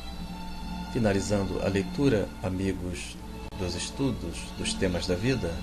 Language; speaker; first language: Portuguese; native; Portuguese